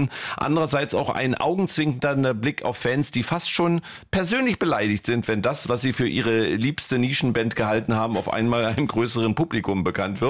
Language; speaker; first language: German; native; German